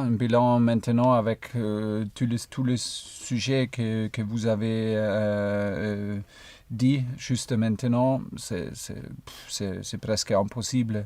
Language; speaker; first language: French; non-native, fluent; German